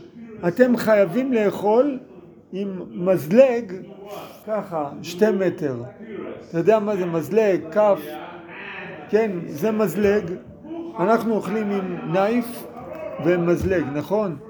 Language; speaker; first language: Hebrew; non-native, fluent; English